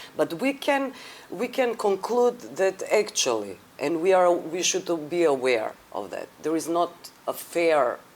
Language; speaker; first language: English; non-native, fluent; Macedonian